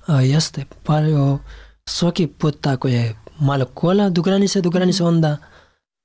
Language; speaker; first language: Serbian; non-native, learner; Pashto